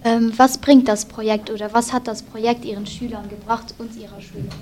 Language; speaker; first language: German; non-native, fluent; Slovak